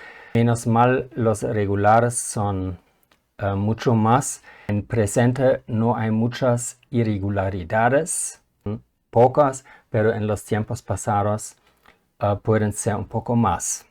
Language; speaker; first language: Spanish; non-native, fluent; German